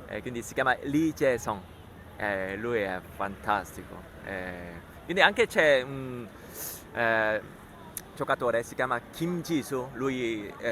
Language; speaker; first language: Italian; non-native, learner; Korean